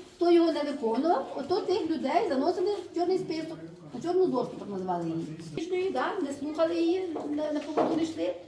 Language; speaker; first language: Ukrainian; native; Ukrainian